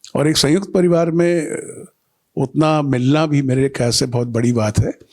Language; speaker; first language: Hindi; non-native, local second language; Bangla